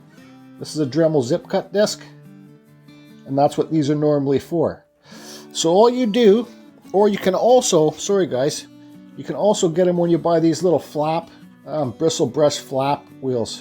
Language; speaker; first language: English; native; English